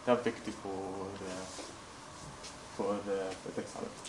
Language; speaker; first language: Norwegian; non-native, fluent; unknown